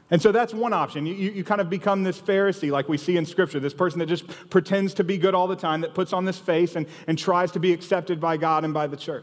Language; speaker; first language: English; native; English